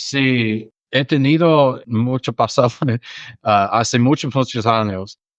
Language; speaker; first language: Spanish; non-native, fluent; English